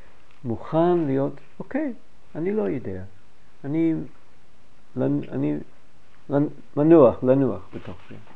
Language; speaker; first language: Hebrew; non-native, fluent; English